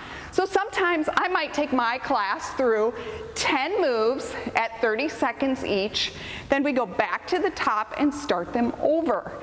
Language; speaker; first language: English; native; English